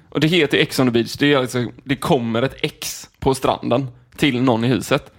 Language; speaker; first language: Swedish; native; Swedish